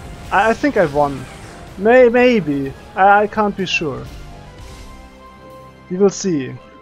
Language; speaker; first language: English; non-native, fluent; German